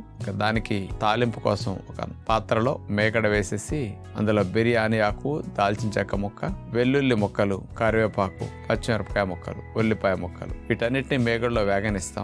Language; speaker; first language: Telugu; native; Telugu